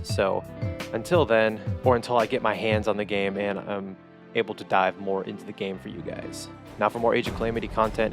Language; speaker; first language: English; native; English